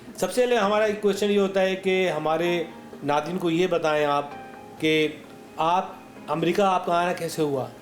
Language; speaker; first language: Urdu; native; Urdu